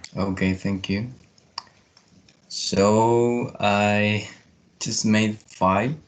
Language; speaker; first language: English; non-native, learner; Spanish